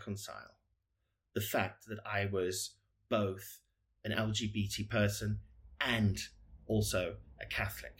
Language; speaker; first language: English; native; English